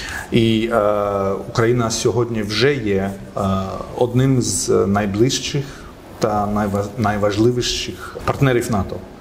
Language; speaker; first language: Ukrainian; non-native, fluent; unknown